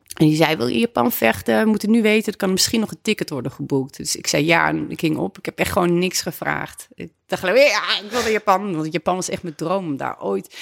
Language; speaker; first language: Dutch; native; Dutch